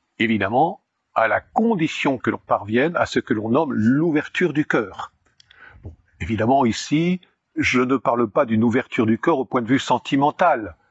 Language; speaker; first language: French; native; French